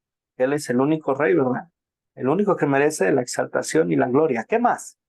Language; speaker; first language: Spanish; native; Spanish